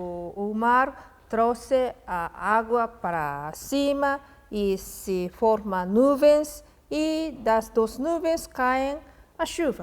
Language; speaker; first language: Portuguese; non-native, fluent; Japanese